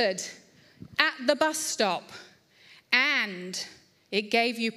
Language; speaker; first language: English; native; English